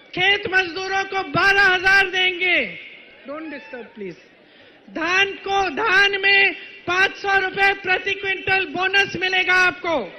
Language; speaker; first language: Hindi; native; Hindi